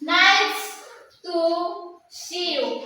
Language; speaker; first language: English; non-native, learner; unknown